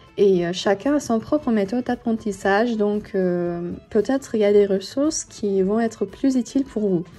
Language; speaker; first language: French; non-native, fluent; Turkish